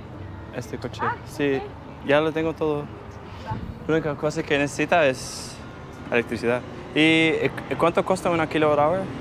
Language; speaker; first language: Spanish; non-native, learner; English